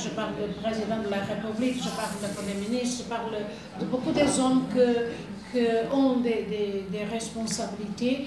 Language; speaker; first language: French; non-native, fluent; Portuguese